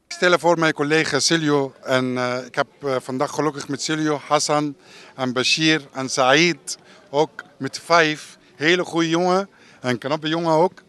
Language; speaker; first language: Dutch; non-native, learner; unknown